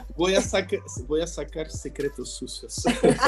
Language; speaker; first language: Spanish; non-native, fluent; French